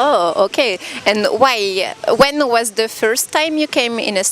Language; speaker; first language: English; non-native, fluent; Estonian